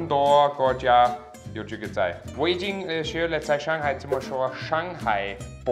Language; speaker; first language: Chinese; non-native, learner; German